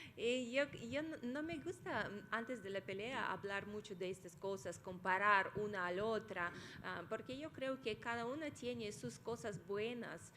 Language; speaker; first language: Spanish; non-native, fluent; Russian